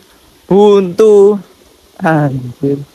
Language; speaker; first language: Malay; non-native, local second language; Javanese